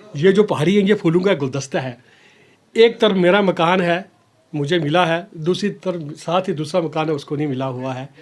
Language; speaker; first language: Hindi; non-native, local second language; Pahari-Potwari